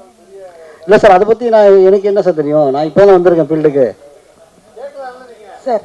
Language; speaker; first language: Tamil; native; Tamil